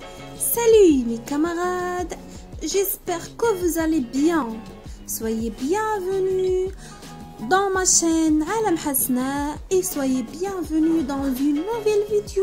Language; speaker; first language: French; non-native, local second language; Arabic